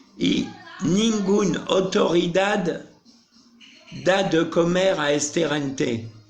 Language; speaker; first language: Spanish; non-native, learner; French